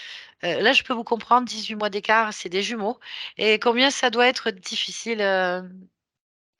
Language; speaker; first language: French; native; French